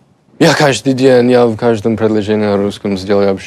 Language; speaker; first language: Russian; non-native, learner; English